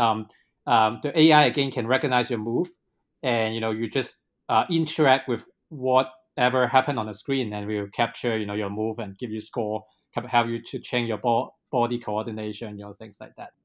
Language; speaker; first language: English; non-native, local second language; Cantonese